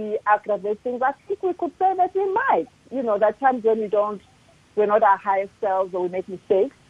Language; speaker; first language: English; non-native, local second language; Zulu